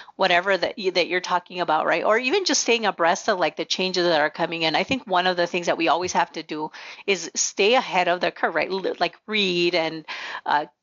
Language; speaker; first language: English; early bilingual, other home language; Spanish